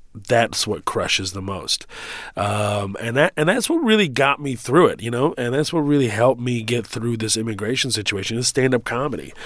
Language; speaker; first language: English; early bilingual, other home language; Arabic